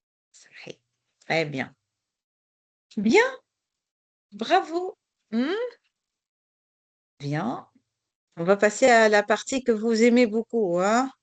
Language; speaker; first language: French; non-native, local second language; Arabic